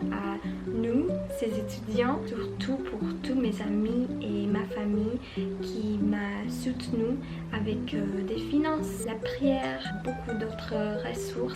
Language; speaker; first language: French; non-native, fluent; English